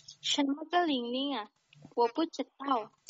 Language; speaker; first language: Chinese; non-native, learner; Indonesian